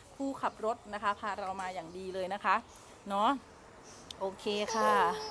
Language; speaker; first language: Thai; native; Thai